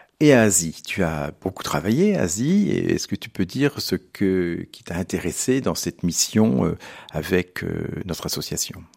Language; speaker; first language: French; native; French